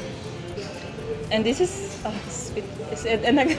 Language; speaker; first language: English; non-native, learner; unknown